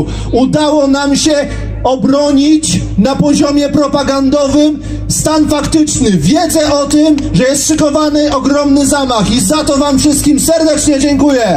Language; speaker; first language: Polish; native; Polish